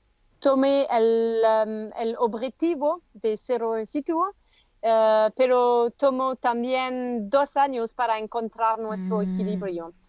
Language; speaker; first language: Spanish; non-native, learner; French